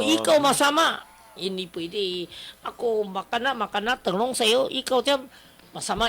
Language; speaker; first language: Filipino; non-native, learner; Chinese